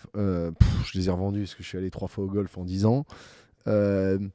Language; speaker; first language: French; native; French